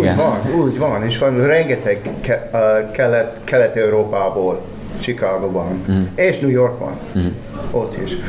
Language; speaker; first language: Hungarian; non-native, learner; English